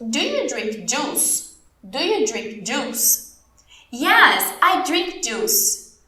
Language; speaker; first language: English; non-native, fluent; Portuguese